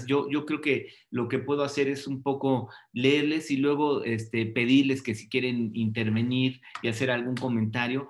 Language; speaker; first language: Spanish; native; Spanish